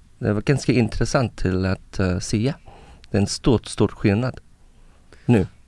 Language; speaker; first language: Swedish; non-native, fluent; English